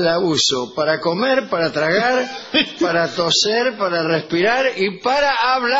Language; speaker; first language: Spanish; native; Spanish